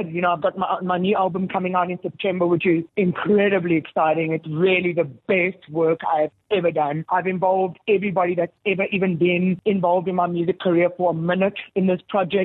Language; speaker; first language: English; native; English